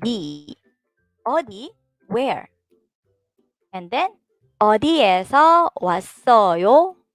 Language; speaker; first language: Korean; non-native, fluent; Filipino